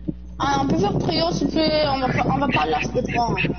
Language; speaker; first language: French; non-native, local second language; English